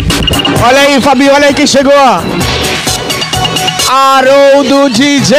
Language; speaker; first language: Portuguese; native; Portuguese